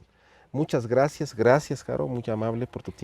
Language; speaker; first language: Spanish; native; Spanish